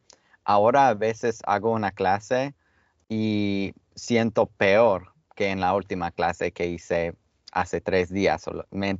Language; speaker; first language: Spanish; non-native, fluent; English